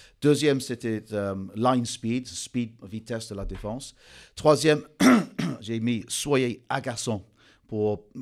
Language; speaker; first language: French; non-native, fluent; English